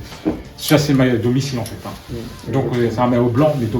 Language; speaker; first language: French; native; French